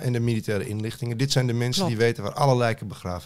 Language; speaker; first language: Dutch; native; Dutch